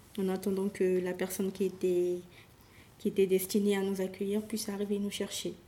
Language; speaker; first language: French; non-native, local second language; Sango